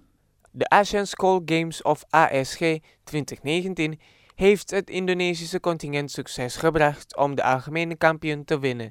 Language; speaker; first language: Dutch; non-native, fluent; Indonesian